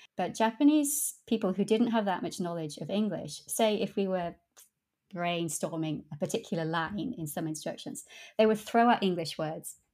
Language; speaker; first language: English; native; English